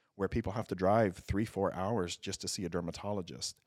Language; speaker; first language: English; native; English